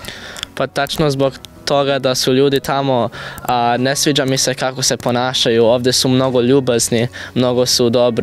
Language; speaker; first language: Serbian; early bilingual, heritage; English